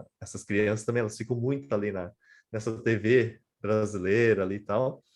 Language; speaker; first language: Portuguese; native; Portuguese